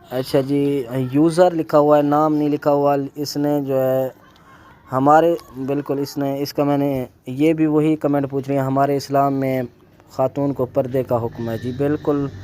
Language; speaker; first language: Urdu; non-native, local second language; Saraiki